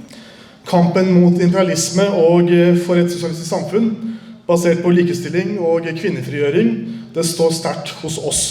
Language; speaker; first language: Norwegian; early bilingual, other home language; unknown